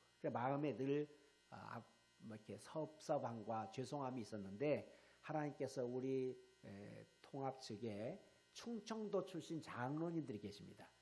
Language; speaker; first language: Korean; native; Korean